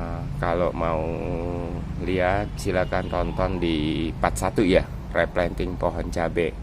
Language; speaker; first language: Indonesian; native; Indonesian